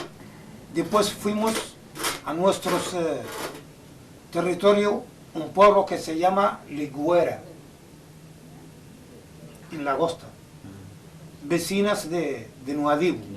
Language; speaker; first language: Spanish; non-native, fluent; Arabic